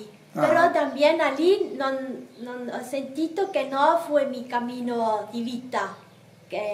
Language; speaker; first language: Spanish; non-native, learner; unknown